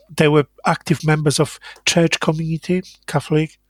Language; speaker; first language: English; non-native, fluent; Polish